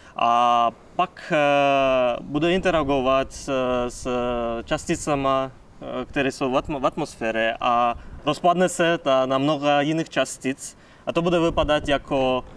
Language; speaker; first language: Czech; non-native, fluent; Kazakh